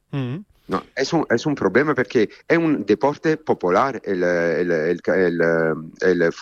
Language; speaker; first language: Spanish; non-native, fluent; Italian